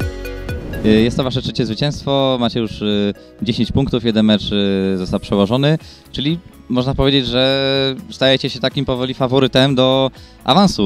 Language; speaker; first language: Polish; native; Polish